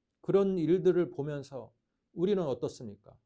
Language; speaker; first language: Korean; native; Korean